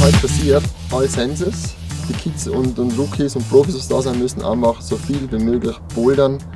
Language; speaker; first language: German; native; German